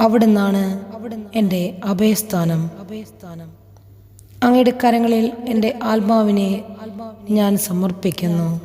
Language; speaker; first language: Malayalam; native; Malayalam